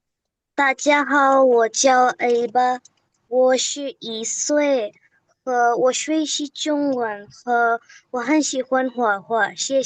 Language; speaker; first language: Chinese; non-native, learner; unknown